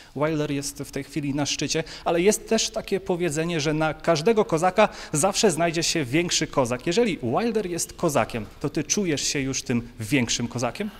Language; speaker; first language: Polish; native; Polish